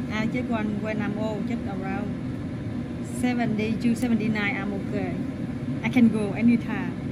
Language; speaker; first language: English; non-native, learner; Vietnamese